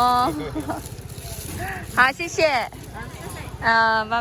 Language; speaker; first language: Chinese; non-native, learner; Filipino